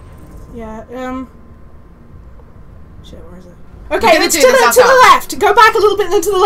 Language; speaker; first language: English; native; English